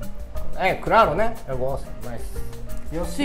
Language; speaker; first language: Portuguese; non-native, learner; Japanese